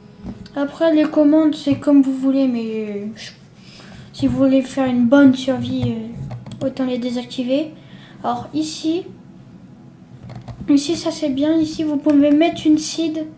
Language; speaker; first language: French; native; French